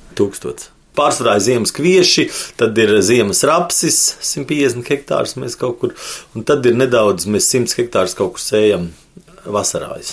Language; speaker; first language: Latvian; native; Latvian